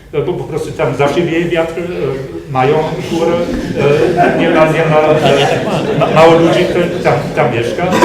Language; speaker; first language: Polish; non-native, fluent; German